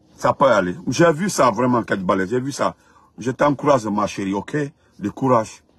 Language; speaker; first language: French; non-native, local second language; Fula